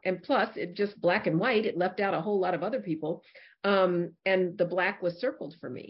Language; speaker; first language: English; native; English